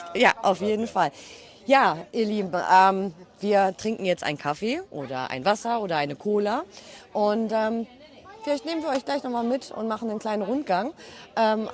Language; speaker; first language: German; native; German